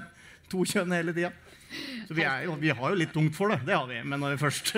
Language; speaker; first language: Norwegian; native; Norwegian